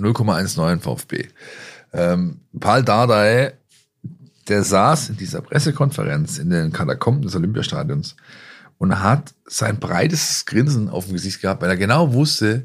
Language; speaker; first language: German; native; German